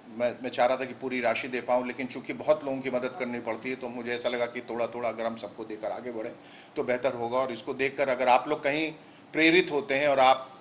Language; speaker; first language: Hindi; native; Hindi